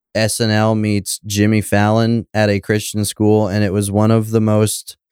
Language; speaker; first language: English; native; English